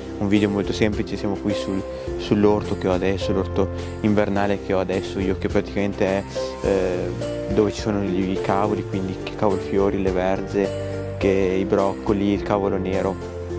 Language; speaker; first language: Italian; native; Italian